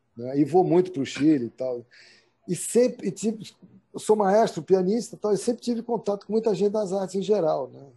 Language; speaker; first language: Portuguese; native; Portuguese